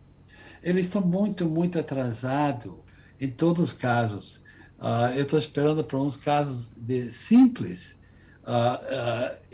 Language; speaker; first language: Portuguese; non-native, fluent; English